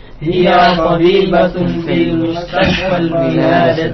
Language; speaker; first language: Arabic; non-native, learner; Indonesian